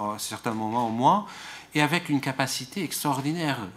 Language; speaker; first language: French; non-native, fluent; Portuguese